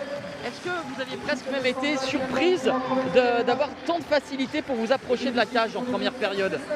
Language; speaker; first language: French; native; French